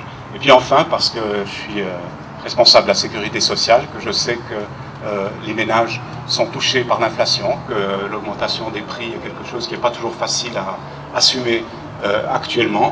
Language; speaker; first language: French; native; French